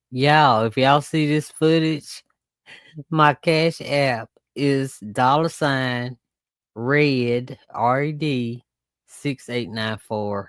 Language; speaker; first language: English; native; English